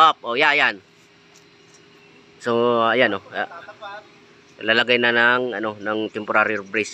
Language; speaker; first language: Filipino; native; Filipino